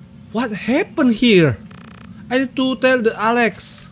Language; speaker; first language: English; non-native, learner; Indonesian